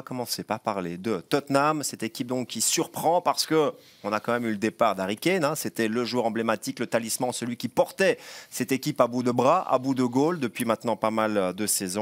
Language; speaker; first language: French; native; French